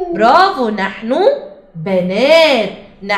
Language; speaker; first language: Arabic; native; Arabic